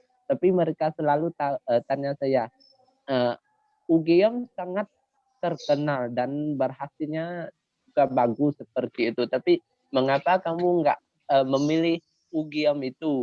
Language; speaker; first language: Indonesian; non-native, learner; Khmer